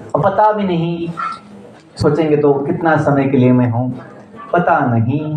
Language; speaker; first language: Hindi; non-native, local second language; Marathi